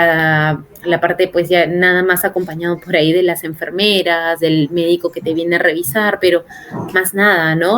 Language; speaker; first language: Spanish; native; Spanish